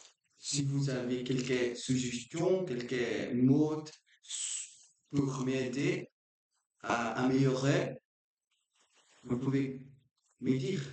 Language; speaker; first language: French; non-native, learner; Portuguese